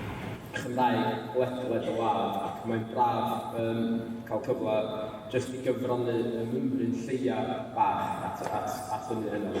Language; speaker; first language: Welsh; native; Welsh